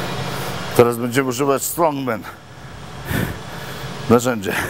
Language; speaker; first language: Polish; non-native, fluent; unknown